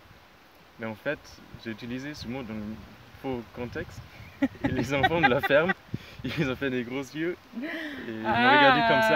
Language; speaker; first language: French; non-native, fluent; German